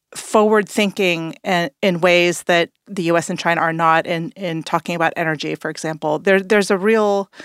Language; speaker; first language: English; native; English